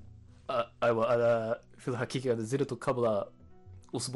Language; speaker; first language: Arabic; non-native, learner; Japanese